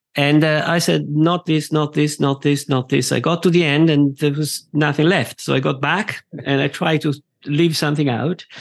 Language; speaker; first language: English; non-native, fluent; Italian